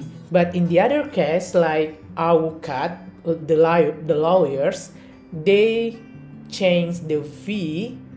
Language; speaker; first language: English; non-native, learner; Indonesian